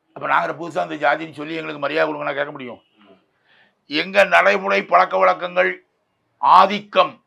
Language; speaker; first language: Tamil; native; Tamil